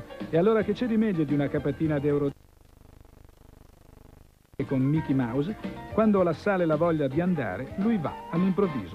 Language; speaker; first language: Italian; native; Italian